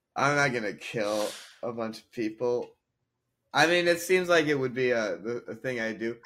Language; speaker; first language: English; native; English